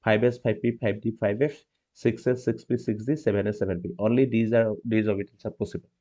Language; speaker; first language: English; non-native, local second language; Assamese